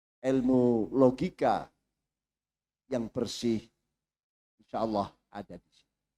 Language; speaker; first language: Indonesian; native; Indonesian